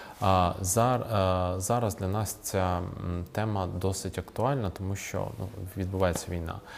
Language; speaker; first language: Ukrainian; native; Ukrainian